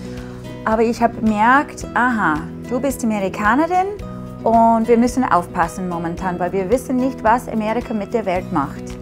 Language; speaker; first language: German; non-native, fluent; English